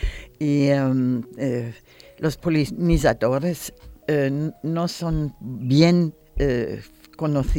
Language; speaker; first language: Spanish; non-native, learner; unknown